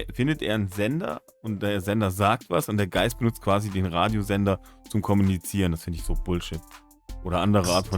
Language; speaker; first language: German; native; German